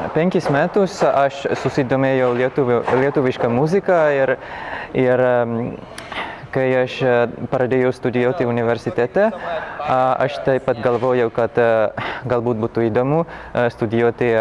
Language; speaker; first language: Lithuanian; non-native, learner; Finnish